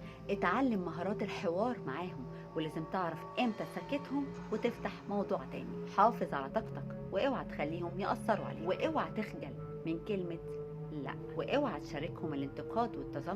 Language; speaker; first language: Arabic; native; Arabic